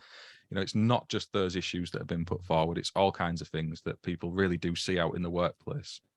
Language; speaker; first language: English; native; English